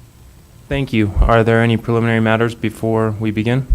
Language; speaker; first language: English; native; English